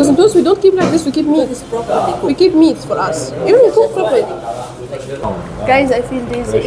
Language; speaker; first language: English; non-native, local second language; Arabic